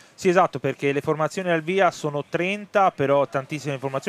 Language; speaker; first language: Italian; native; Italian